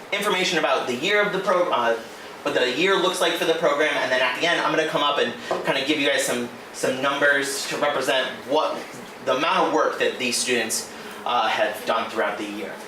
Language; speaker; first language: English; native; English